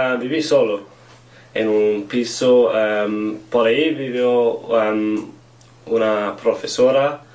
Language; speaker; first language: Spanish; non-native, learner; English